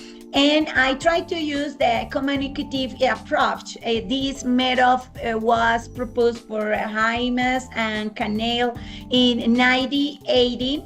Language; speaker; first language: English; non-native, fluent; Spanish